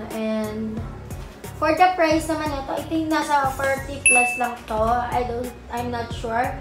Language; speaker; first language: English; non-native, local second language; Filipino